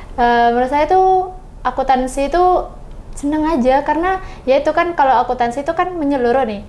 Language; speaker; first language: Indonesian; non-native, local second language; Madurese